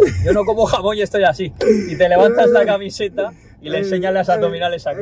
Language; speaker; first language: Spanish; native; Spanish